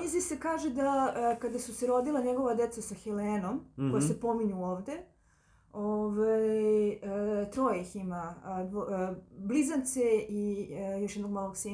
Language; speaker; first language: Serbian; native; Serbian